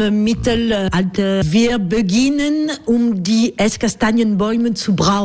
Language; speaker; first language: German; non-native, learner; French